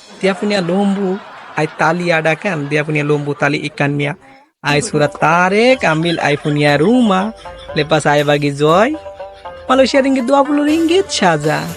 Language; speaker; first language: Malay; non-native, learner; Bangla